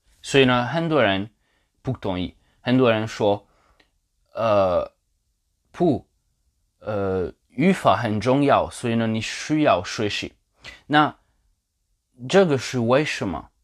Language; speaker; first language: Chinese; non-native, learner; Polish